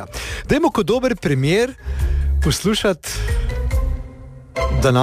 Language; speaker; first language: Slovenian; native; Slovenian